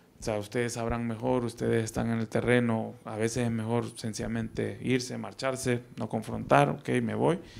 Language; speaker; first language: Spanish; native; Spanish